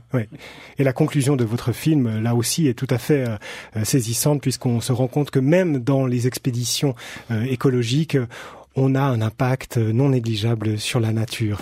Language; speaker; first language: French; native; French